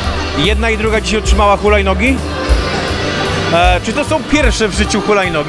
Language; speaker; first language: Polish; native; Polish